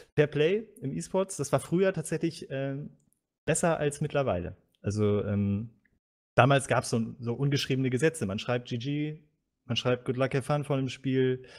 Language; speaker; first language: German; native; German